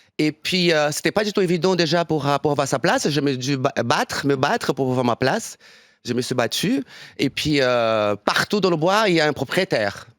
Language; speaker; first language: French; non-native, fluent; Portuguese